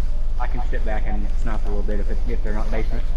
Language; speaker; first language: English; native; English